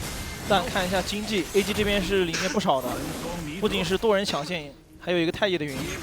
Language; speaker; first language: Chinese; native; Chinese